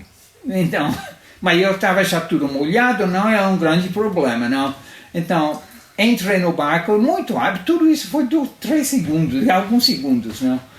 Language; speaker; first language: Portuguese; non-native, fluent; Italian